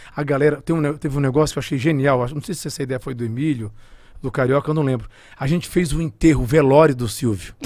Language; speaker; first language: Portuguese; native; Portuguese